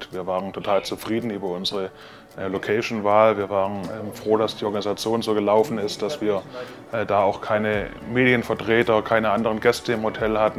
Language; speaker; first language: German; native; German